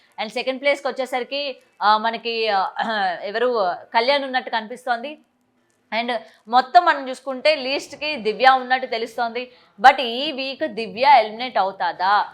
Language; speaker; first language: Telugu; native; Telugu